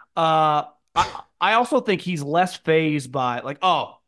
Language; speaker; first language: English; native; English